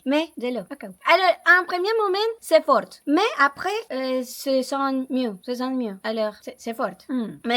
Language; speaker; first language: French; non-native, learner; Spanish